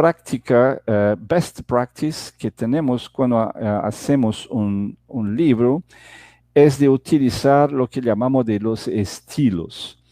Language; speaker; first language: Spanish; non-native, fluent; Portuguese